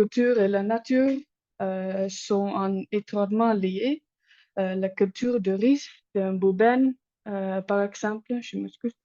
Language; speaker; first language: French; non-native, learner; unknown